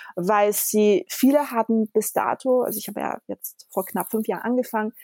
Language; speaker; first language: German; early bilingual, other home language; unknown